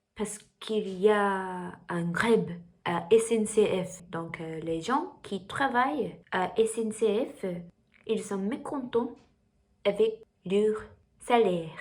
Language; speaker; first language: French; non-native, learner; Japanese